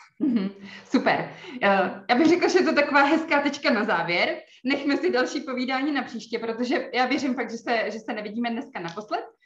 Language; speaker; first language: Czech; native; Czech